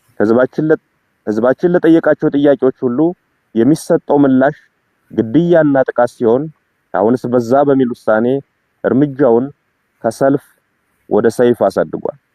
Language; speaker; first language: Amharic; native; Amharic